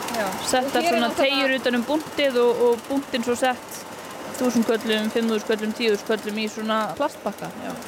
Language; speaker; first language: Icelandic; native; Icelandic